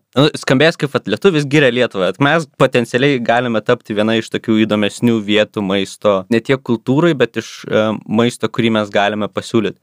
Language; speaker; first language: Lithuanian; native; Lithuanian